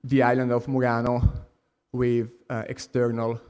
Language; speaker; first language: English; non-native, fluent; Italian